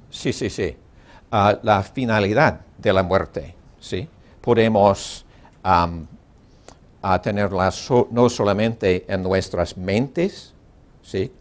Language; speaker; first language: Spanish; non-native, learner; English